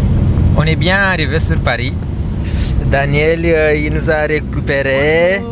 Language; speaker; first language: French; non-native, fluent; Romanian